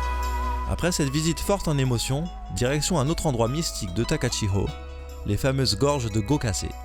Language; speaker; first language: French; native; French